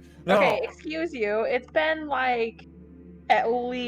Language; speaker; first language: English; native; English